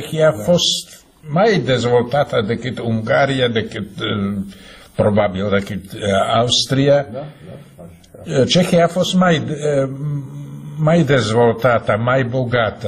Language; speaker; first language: Romanian; non-native, fluent; Slovak